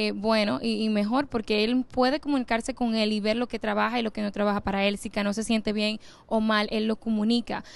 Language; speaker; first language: Spanish; native; Spanish